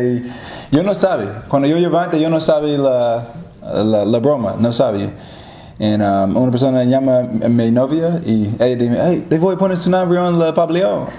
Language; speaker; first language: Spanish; non-native, learner; English